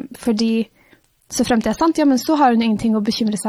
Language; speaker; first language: Norwegian; native; Norwegian